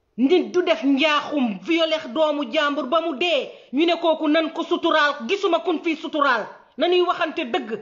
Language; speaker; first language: Wolof; native; Wolof